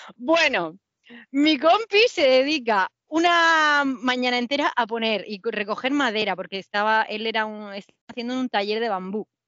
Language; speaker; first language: Spanish; native; Spanish